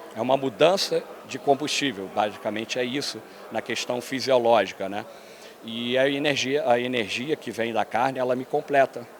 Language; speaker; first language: Portuguese; native; Portuguese